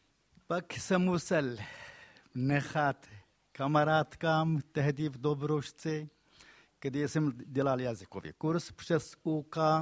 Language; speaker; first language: Czech; non-native, fluent; Kurdish